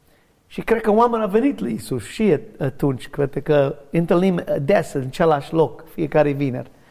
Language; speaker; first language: Romanian; non-native, learner; English